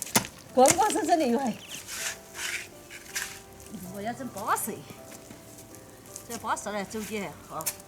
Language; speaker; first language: Chinese; native; Chinese